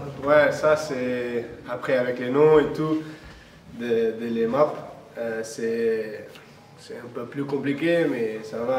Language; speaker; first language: French; non-native, fluent; Portuguese